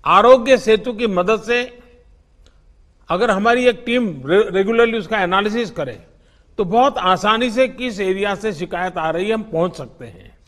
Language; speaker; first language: Hindi; non-native, local second language; Gujarati